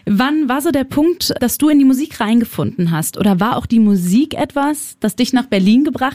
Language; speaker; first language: German; native; German